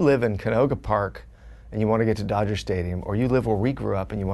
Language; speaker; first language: English; native; English